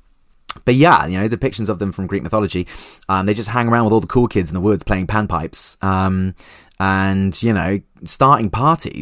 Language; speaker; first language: English; native; English